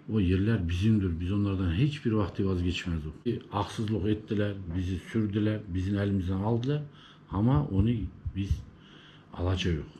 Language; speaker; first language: Turkish; early bilingual, heritage; Turkish